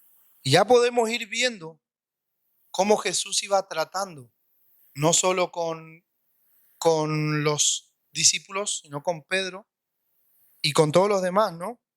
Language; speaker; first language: Spanish; native; Spanish